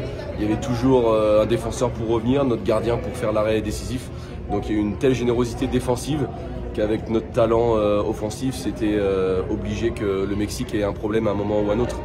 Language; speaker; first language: French; native; French